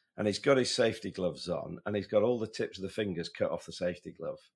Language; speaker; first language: English; native; English